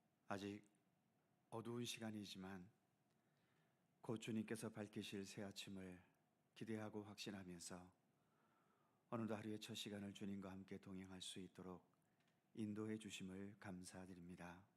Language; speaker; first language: Korean; native; Korean